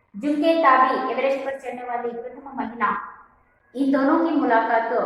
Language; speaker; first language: Hindi; non-native, local second language; Kannada